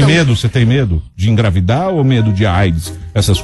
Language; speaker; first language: Portuguese; native; Portuguese